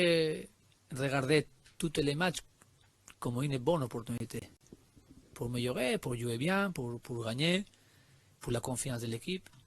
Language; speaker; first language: French; non-native, learner; Spanish